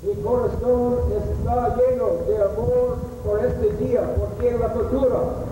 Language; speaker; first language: Spanish; non-native, learner; English